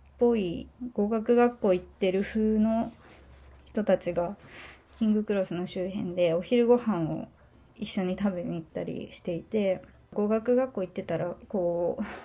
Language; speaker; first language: Japanese; native; Japanese